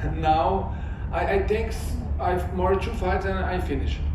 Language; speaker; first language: English; non-native, learner; Portuguese